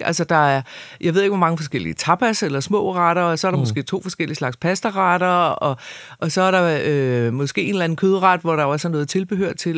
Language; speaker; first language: Danish; native; Danish